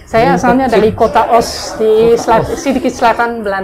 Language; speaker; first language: Indonesian; non-native, fluent; Dutch